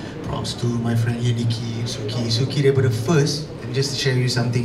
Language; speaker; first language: English; non-native, local second language; Malay